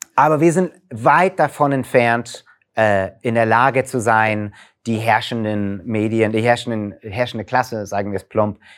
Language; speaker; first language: German; non-native, fluent; English